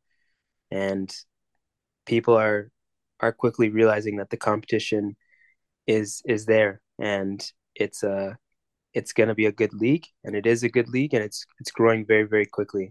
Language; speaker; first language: English; native; English